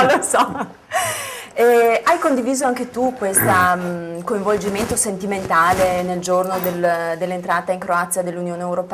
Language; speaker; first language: Italian; native; Italian